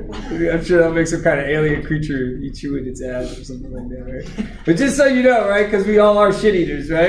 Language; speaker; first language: English; native; English